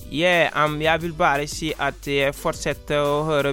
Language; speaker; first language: Norwegian; non-native, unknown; Wolof